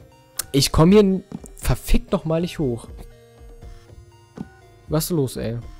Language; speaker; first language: German; native; German